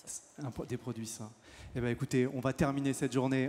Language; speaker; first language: French; native; French